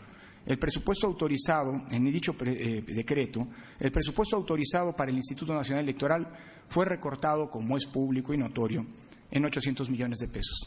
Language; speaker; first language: Spanish; native; Spanish